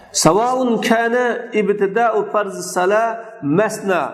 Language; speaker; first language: Arabic; non-native, fluent; Uzbek